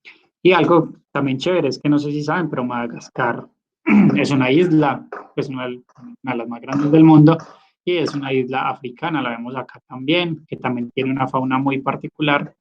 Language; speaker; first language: Spanish; native; Spanish